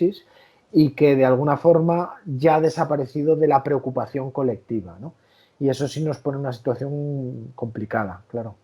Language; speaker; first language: Spanish; native; Spanish